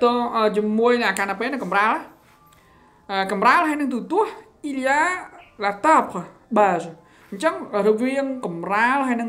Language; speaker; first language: French; non-native, learner; Khmer